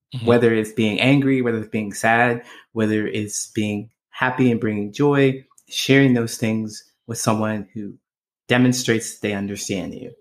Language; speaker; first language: English; native; English